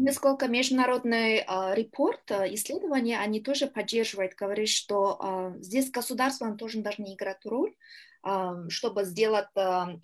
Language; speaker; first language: Russian; non-native, learner; Kyrgyz